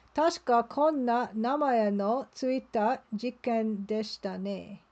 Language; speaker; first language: Japanese; non-native, learner; English